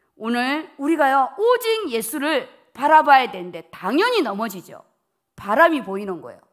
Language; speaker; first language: Korean; native; Korean